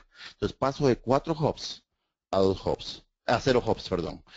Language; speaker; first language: Spanish; native; Spanish